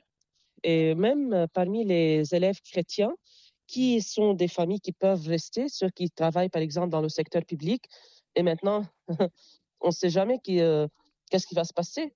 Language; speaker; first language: French; non-native, local second language; Arabic